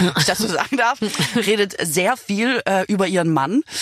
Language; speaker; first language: German; native; German